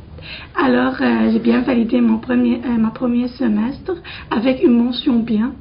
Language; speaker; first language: French; non-native, local second language; Arabic